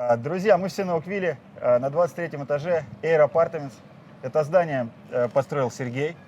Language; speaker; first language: Russian; native; Russian